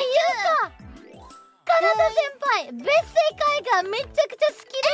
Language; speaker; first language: Japanese; non-native, fluent; Indonesian